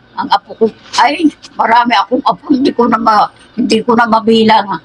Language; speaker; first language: Filipino; native; Filipino